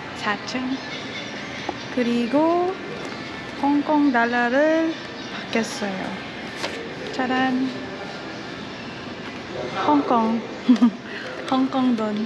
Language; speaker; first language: Korean; non-native, learner; Cebuano